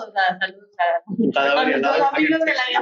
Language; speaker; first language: Spanish; native; Spanish